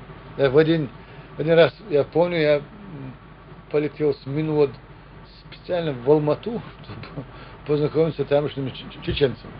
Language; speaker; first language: Russian; non-native, local second language; Chechen